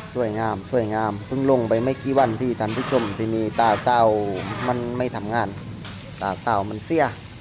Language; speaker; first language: Thai; native; Thai